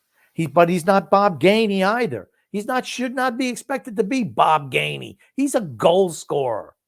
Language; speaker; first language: English; native; English